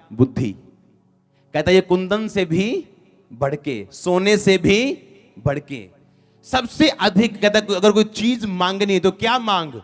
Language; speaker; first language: Hindi; non-native, local second language; Punjabi